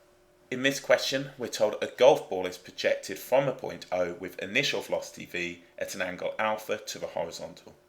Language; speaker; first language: English; native; English